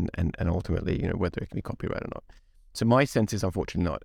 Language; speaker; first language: English; non-native, fluent; Hungarian